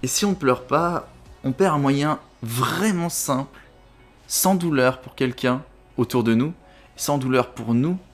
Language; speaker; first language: French; native; French